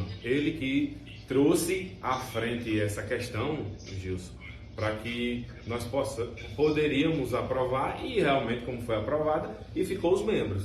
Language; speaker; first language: Portuguese; native; Portuguese